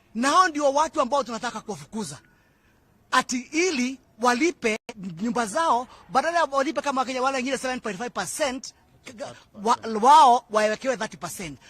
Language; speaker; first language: Swahili; non-native, local second language; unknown